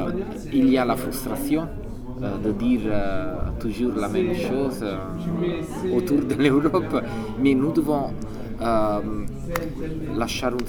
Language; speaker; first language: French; non-native, learner; Italian